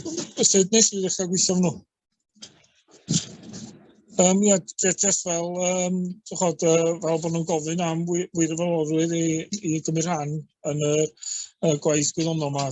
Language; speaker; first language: Welsh; native; Welsh